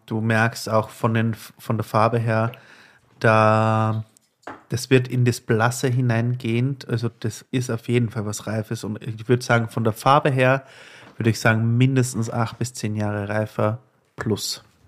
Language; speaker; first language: German; native; German